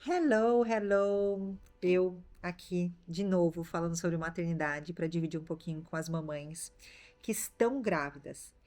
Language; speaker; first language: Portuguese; native; Portuguese